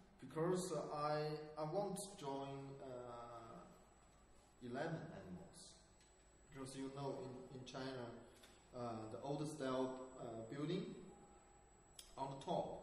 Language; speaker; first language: English; non-native, learner; Chinese